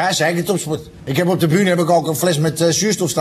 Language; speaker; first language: Dutch; native; Dutch